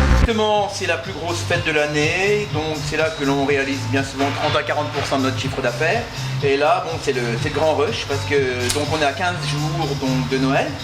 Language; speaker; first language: French; native; French